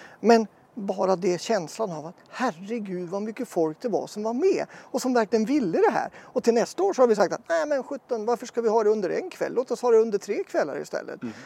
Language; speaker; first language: Swedish; native; Swedish